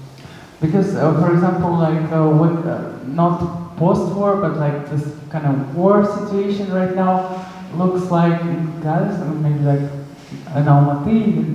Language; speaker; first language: English; non-native, fluent; Russian